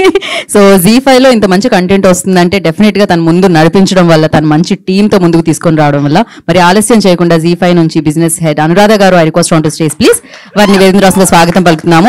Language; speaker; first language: Telugu; native; Telugu